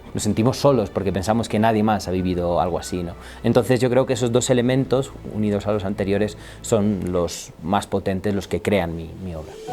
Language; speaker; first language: Spanish; early bilingual, other home language; Romanian